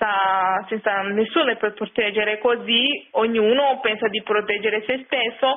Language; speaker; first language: Italian; non-native, fluent; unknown